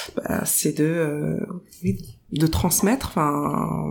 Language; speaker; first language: French; native; French